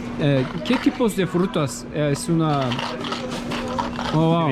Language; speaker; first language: Spanish; non-native, learner; Turkish